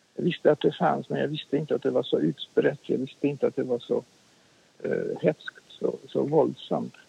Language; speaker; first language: Swedish; non-native, fluent; Polish